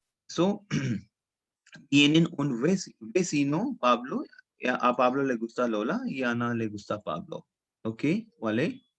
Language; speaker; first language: Spanish; non-native, fluent; Hindi